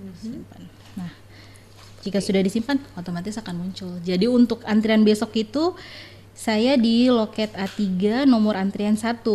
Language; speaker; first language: Indonesian; native; Indonesian